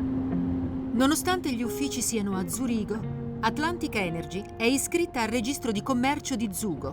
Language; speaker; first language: Italian; native; Italian